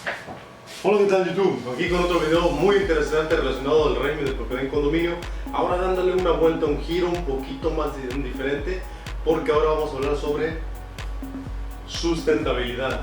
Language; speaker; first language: Spanish; native; Spanish